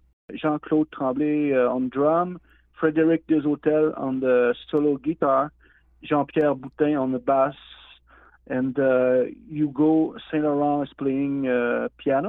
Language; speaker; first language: English; non-native, learner; Innu-aimun